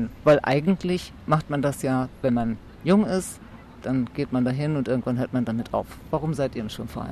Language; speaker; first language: German; native; German